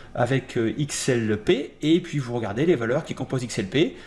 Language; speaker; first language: French; native; French